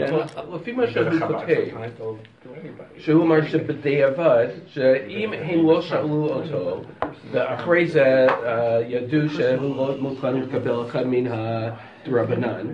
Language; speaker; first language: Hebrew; non-native, learner; English